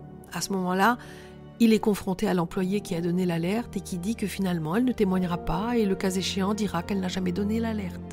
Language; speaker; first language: French; native; French